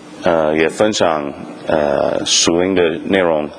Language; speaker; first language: Chinese; non-native, fluent; English